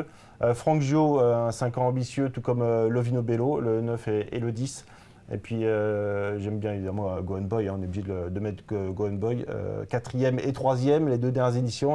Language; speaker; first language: French; native; French